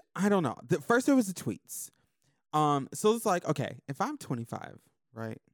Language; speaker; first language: English; native; English